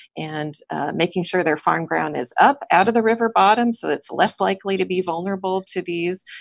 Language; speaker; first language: English; native; English